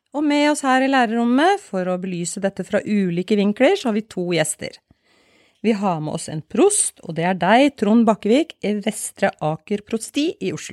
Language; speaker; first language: Norwegian; native; Norwegian